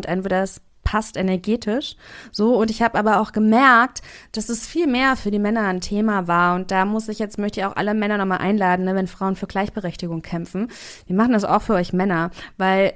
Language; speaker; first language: German; native; German